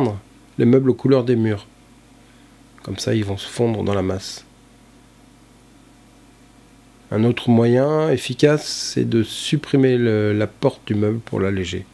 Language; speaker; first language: French; native; French